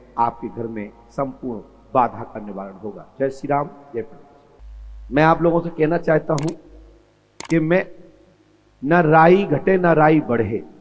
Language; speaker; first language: Hindi; native; Hindi